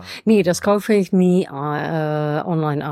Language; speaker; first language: German; non-native, fluent; Czech